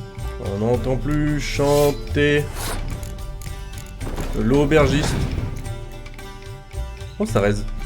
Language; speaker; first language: French; native; French